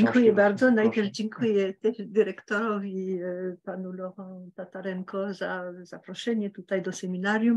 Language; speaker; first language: Polish; early bilingual, heritage; Polish